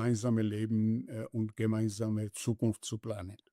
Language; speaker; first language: German; non-native, learner; Georgian